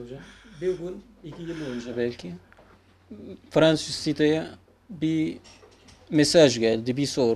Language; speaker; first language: Turkish; non-native, fluent; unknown